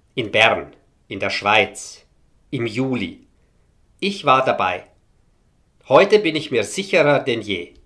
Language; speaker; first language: German; early bilingual, heritage; Romanian